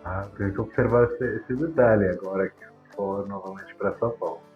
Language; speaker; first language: Portuguese; non-native, fluent; Spanish